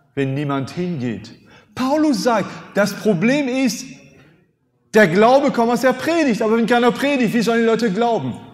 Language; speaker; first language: German; non-native, fluent; French